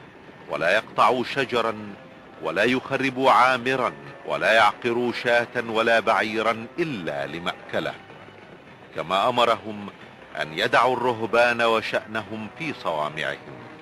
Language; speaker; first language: Arabic; native; Arabic